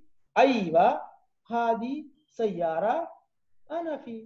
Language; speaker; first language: Arabic; non-native, fluent; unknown